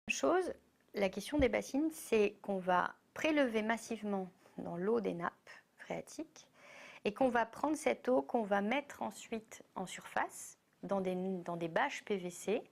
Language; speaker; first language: French; native; French